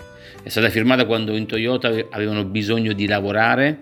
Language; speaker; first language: Italian; native; Italian